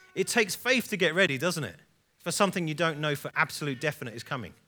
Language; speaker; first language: English; native; English